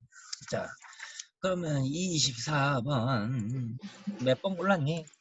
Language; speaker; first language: Korean; native; Korean